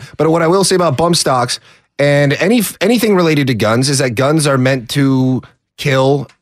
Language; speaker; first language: English; native; English